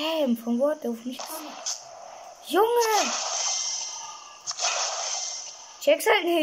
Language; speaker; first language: German; native; German